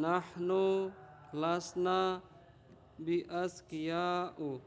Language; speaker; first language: Arabic; non-native, learner; Indonesian